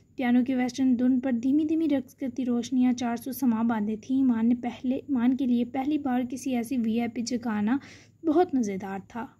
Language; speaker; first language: Urdu; native; Urdu